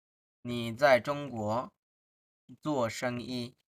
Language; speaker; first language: Chinese; non-native, fluent; Bangla